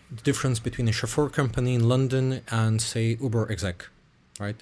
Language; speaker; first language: English; early bilingual, other home language; Russian